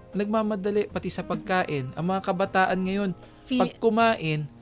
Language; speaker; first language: Filipino; native; Filipino